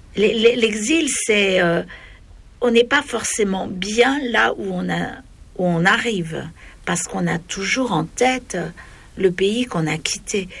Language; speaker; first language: French; native; French